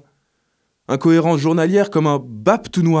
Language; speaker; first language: French; native; French